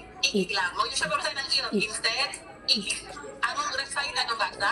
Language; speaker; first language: Filipino; native; Filipino